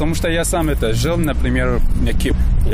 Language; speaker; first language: Russian; non-native, learner; Greek